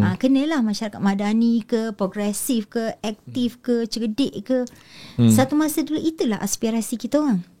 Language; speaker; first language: Malay; native; Malay